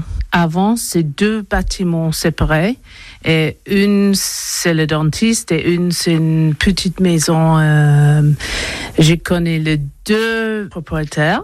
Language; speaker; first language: French; non-native, learner; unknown